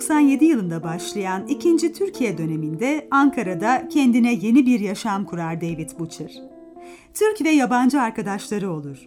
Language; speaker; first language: Turkish; native; Turkish